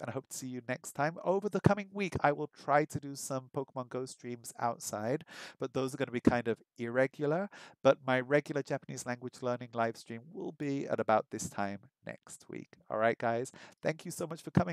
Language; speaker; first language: English; native; English